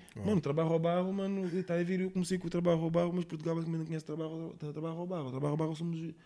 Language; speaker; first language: Portuguese; early bilingual, heritage; English